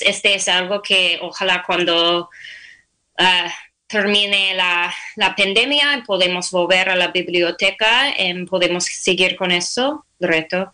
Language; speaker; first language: Spanish; non-native, fluent; English